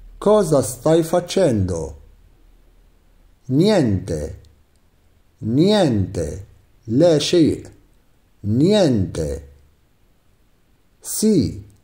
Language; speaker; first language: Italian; non-native, fluent; Arabic